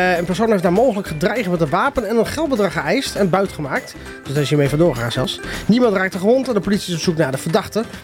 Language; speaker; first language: Dutch; non-native, fluent; English